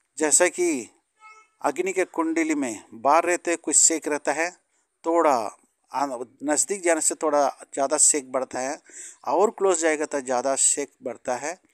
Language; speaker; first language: Hindi; non-native, local second language; Tamil